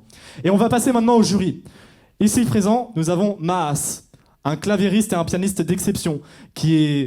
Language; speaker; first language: French; native; French